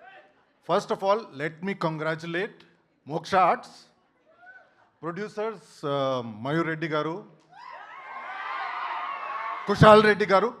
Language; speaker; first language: Telugu; native; Telugu